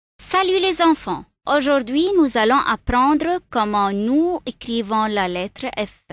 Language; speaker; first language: French; non-native, fluent; Arabic